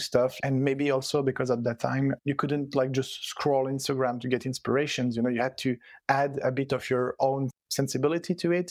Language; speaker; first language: English; non-native, fluent; French